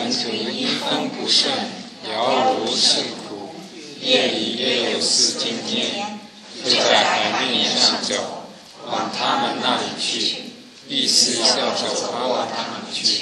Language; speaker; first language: Chinese; non-native, learner; English